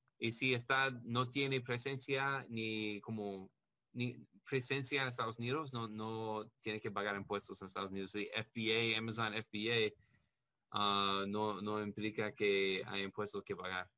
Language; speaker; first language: Spanish; non-native, learner; English